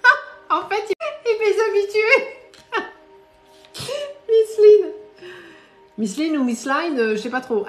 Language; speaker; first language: French; native; French